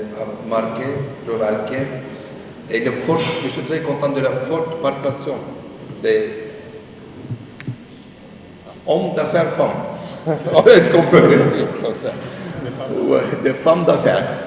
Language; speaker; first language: French; non-native, fluent; Turkish